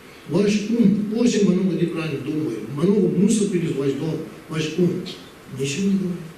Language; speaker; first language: Russian; non-native, learner; Tibetan